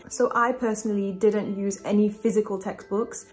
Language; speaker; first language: English; native; English